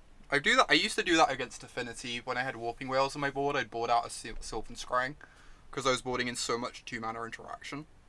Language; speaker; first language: English; native; English